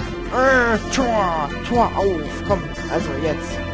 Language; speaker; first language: German; native; German